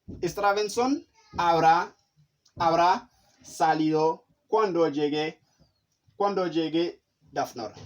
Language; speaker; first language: Spanish; non-native, fluent; Haitian Creole